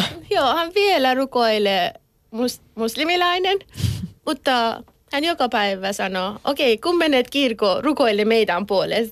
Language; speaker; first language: Finnish; non-native, learner; Persian